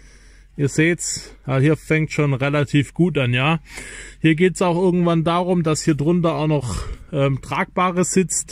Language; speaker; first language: German; native; German